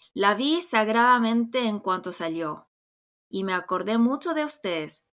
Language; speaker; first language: Spanish; non-native, fluent; Korean